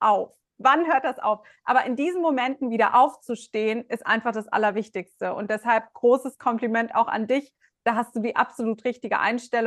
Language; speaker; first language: German; native; German